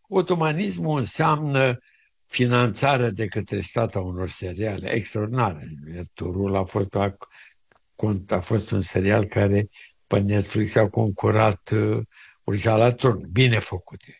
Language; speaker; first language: Romanian; native; Romanian